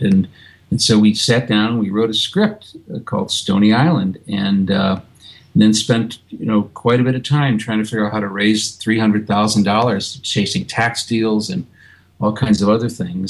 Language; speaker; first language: English; native; English